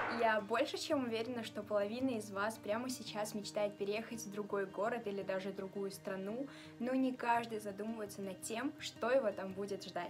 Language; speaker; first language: Russian; early bilingual, other home language; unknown